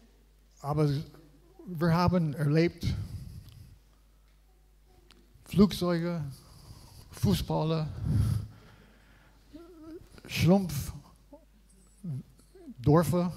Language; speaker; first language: German; non-native, learner; English